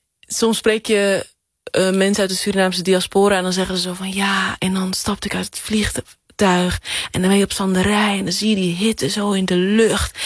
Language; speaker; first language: Dutch; native; Dutch